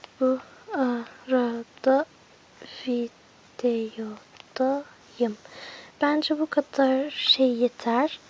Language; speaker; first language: Turkish; early bilingual, heritage; Turkish